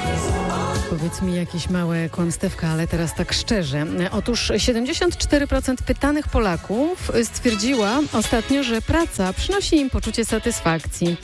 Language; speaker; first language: Polish; native; Polish